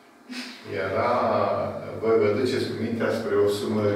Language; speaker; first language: Romanian; native; Romanian